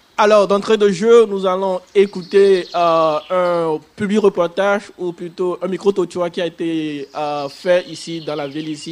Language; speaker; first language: French; non-native, fluent; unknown